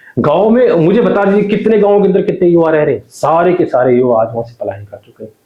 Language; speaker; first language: Hindi; non-native, local second language; Garhwali